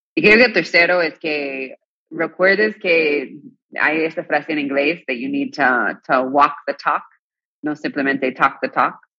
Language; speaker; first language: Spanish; non-native, fluent; English